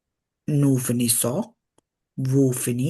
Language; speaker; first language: French; non-native, learner; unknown